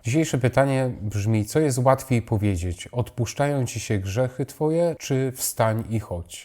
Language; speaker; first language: Polish; native; Polish